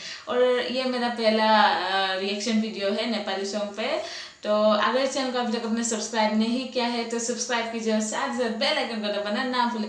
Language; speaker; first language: Hindi; non-native, local second language; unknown